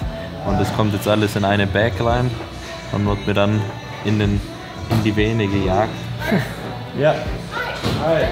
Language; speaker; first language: German; native; German